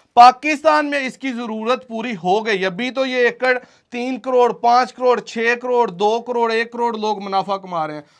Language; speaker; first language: Urdu; non-native, local second language; Punjabi